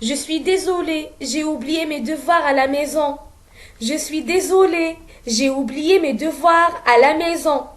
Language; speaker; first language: French; non-native, local second language; Arabic